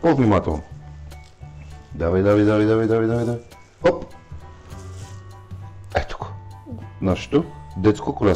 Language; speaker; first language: Bulgarian; native; Bulgarian